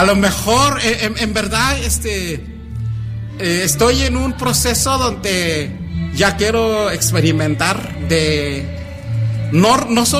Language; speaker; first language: Spanish; non-native, local second language; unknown